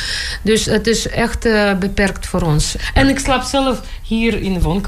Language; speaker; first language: Dutch; non-native, learner; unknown